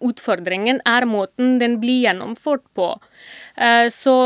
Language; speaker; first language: Norwegian; non-native, fluent; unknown